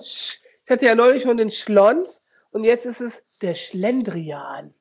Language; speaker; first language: German; native; German